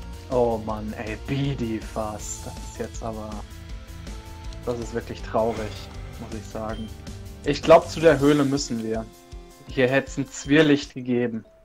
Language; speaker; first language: German; native; German